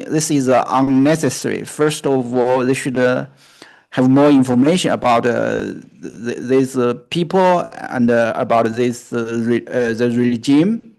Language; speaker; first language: English; non-native, fluent; Chinese